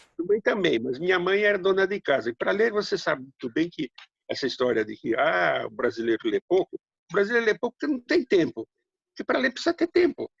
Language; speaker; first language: Portuguese; early bilingual, other home language; Hungarian